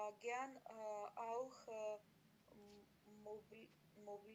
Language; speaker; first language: German; non-native, learner; Macedonian